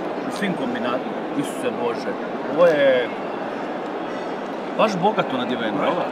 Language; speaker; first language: Croatian; native; Croatian